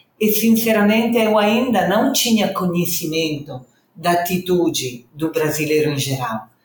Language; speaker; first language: Portuguese; non-native, fluent; Italian